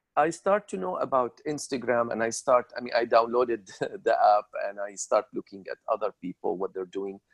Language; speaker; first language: English; non-native, fluent; Arabic